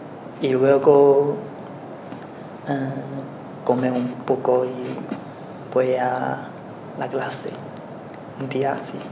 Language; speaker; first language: Spanish; non-native, learner; Chinese